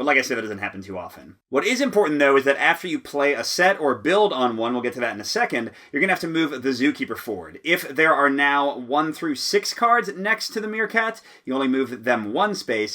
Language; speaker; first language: English; native; English